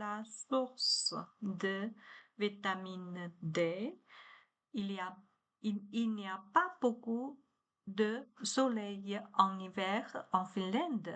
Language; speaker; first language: French; non-native, learner; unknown